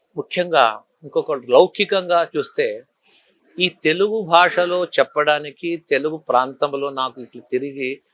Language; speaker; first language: Telugu; native; Telugu